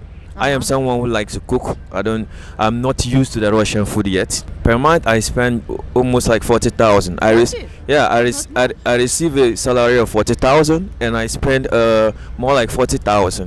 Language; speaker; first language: English; native; English